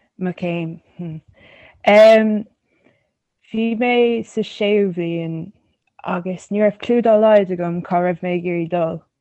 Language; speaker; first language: Irish; non-native, local second language; English